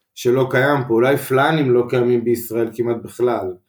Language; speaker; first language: Hebrew; native; Hebrew